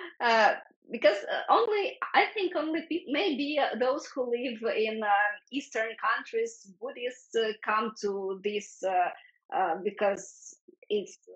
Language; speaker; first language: English; non-native, fluent; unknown